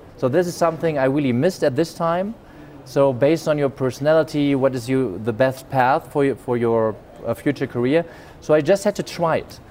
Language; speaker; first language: English; non-native, fluent; German